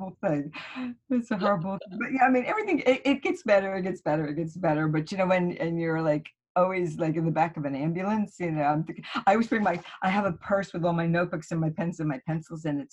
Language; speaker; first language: English; native; English